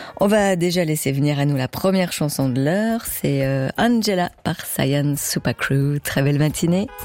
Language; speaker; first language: French; native; French